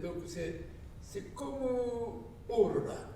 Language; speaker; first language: French; non-native, learner; Japanese